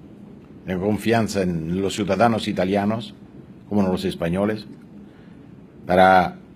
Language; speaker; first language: Spanish; non-native, fluent; Italian